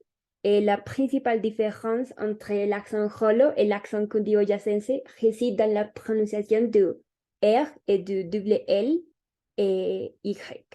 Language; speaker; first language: French; non-native, learner; Spanish